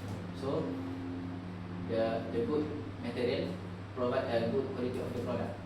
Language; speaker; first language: English; non-native, learner; Malay